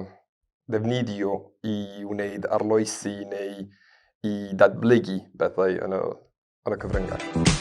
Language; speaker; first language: Welsh; non-native, fluent; Spanish